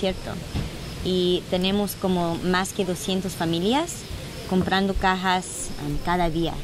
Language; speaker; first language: Spanish; early bilingual, heritage; Spanish